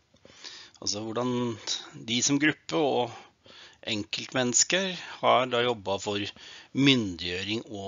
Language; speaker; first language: Norwegian; native; Norwegian